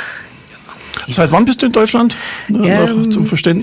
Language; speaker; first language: German; native; German